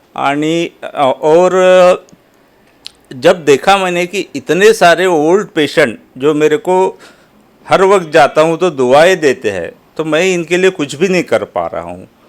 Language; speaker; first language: Hindi; non-native, local second language; Marathi